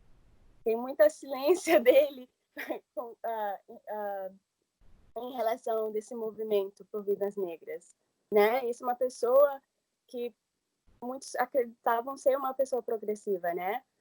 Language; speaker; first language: Portuguese; early bilingual, heritage; English